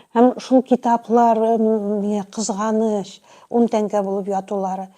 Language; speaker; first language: Tatar; native; Tatar